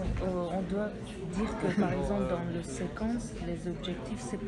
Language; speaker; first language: French; non-native, learner; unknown